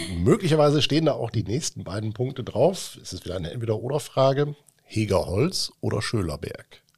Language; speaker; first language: German; native; German